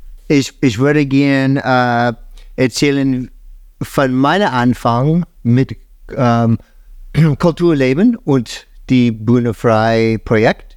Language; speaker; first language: German; non-native, fluent; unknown